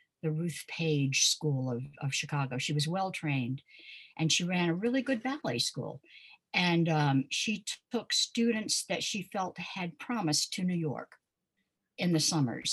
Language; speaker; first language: English; native; English